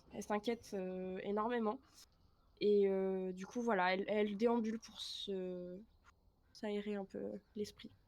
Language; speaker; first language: French; native; French